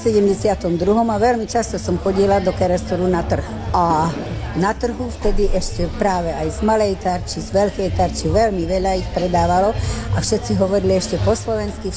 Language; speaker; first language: Slovak; native; Slovak